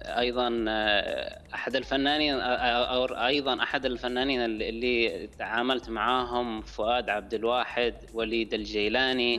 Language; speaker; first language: Arabic; native; Arabic